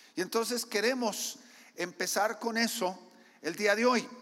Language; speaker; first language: Spanish; native; Spanish